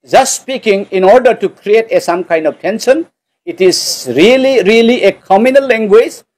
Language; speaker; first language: English; non-native, local second language; Assamese